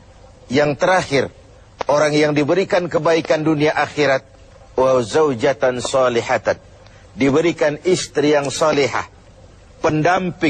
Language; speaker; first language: Malay; native; Malay